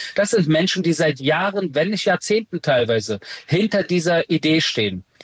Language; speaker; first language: German; early bilingual, other home language; Persian